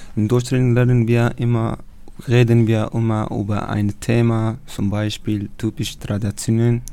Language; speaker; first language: German; non-native, learner; Persian